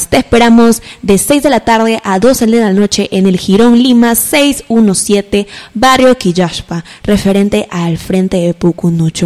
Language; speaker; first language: Spanish; native; Spanish